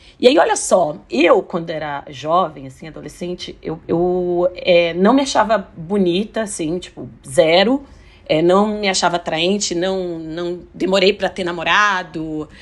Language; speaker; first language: Portuguese; native; Portuguese